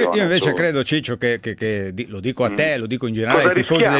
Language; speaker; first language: Italian; native; Italian